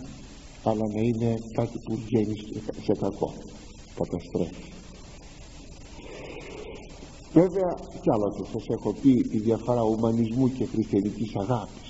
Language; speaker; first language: Greek; native; Greek